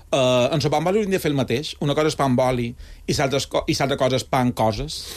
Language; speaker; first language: Catalan; native; Catalan